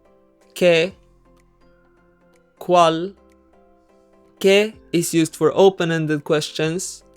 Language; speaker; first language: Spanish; non-native, fluent; English